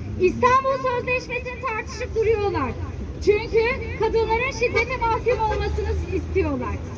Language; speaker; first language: Turkish; native; Turkish